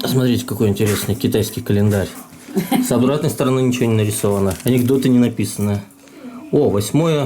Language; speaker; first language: Russian; native; Russian